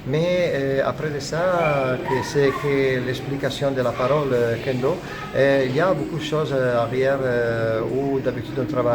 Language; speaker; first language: French; non-native, fluent; Italian